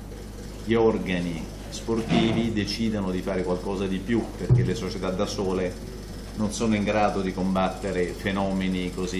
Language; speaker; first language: Italian; native; Italian